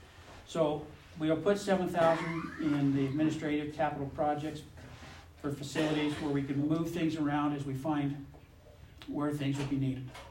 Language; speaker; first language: English; native; English